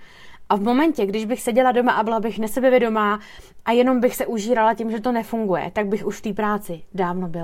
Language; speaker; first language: Czech; native; Czech